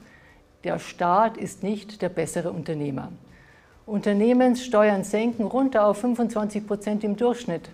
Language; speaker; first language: German; native; German